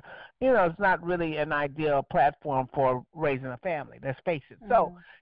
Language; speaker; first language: English; native; English